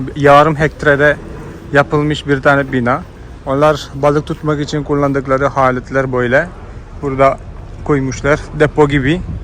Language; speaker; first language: Turkish; non-native, fluent; Malayalam